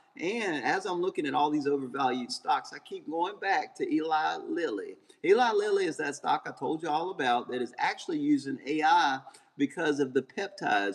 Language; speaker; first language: English; native; English